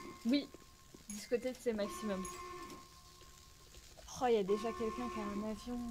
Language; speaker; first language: French; native; French